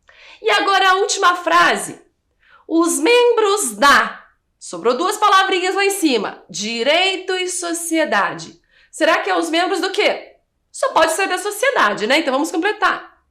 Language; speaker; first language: Portuguese; native; Portuguese